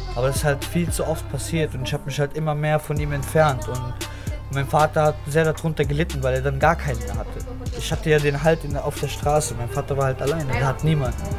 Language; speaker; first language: German; early bilingual, other home language; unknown